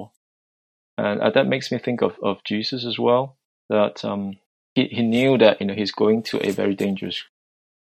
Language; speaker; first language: English; non-native, local second language; Cantonese